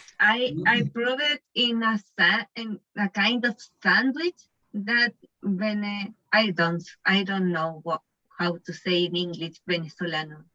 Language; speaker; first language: English; non-native, learner; Spanish